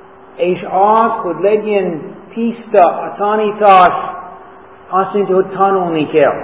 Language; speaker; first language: Hungarian; non-native, learner; English